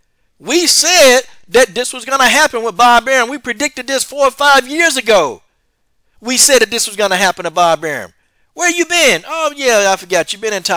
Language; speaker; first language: English; native; English